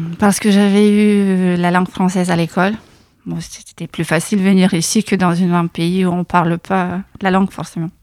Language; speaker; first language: French; non-native, fluent; Lithuanian